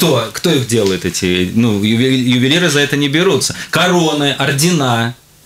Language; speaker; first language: Russian; native; Russian